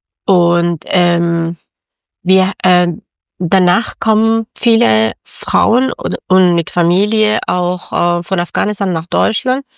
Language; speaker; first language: German; non-native, learner; Persian